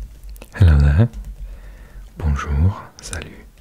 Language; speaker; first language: French; non-native, learner; English